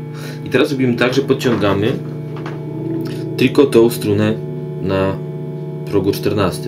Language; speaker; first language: Polish; native; Polish